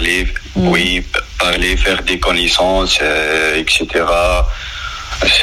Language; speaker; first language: French; non-native, learner; Arabic